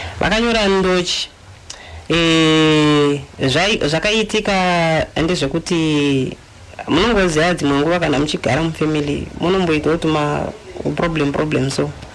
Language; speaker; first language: Shona; non-native, fluent; Luba-Lulua